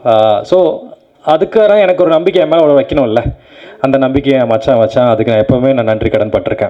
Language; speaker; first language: Tamil; native; Tamil